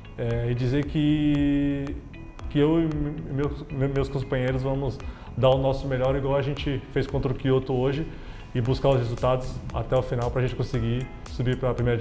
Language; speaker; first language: Portuguese; native; Portuguese